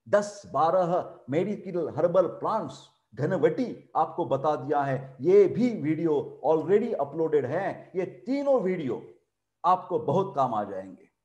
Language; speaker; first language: Hindi; non-native, local second language; Marathi